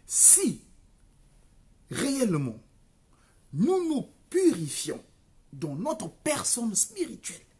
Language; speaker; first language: French; non-native, local second language; Kongo